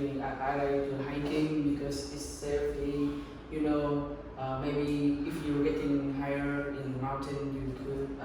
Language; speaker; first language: English; non-native, learner; Vietnamese